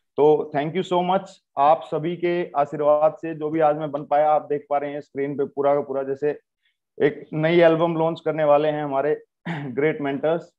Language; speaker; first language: Hindi; native; Hindi